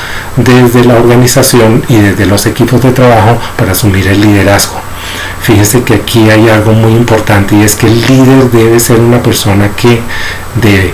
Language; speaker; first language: Spanish; native; Spanish